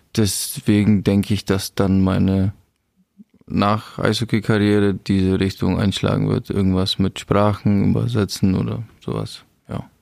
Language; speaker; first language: German; non-native, fluent; Czech